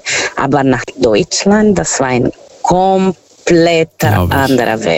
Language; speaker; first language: German; non-native, fluent; Portuguese